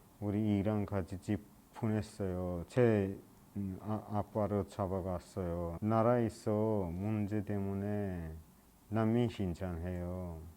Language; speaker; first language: Korean; non-native, learner; Persian